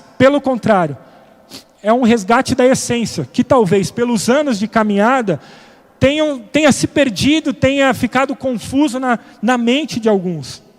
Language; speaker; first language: Portuguese; native; Portuguese